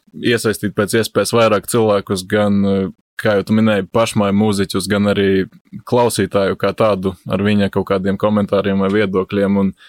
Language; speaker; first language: Latvian; native; Latvian